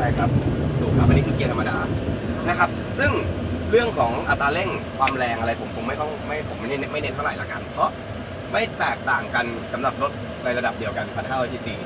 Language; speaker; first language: Thai; native; Thai